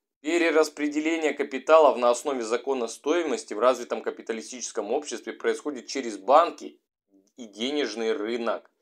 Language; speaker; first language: Russian; native; Russian